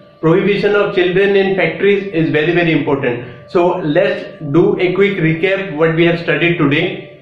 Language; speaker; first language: English; non-native, local second language; Odia